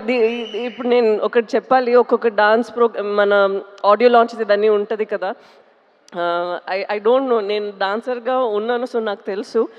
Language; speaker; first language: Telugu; non-native, fluent; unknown